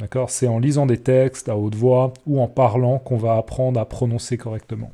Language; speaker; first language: French; native; French